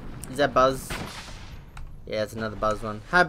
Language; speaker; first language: English; native; English